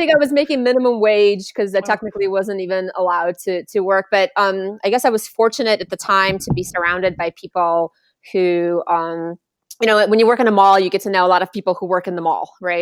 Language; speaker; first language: English; non-native, fluent; Lithuanian